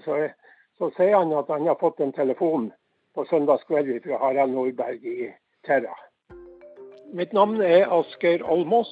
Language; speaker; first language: Norwegian; native; Norwegian